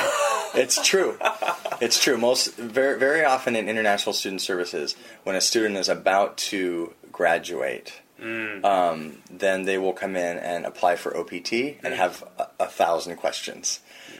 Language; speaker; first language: English; native; English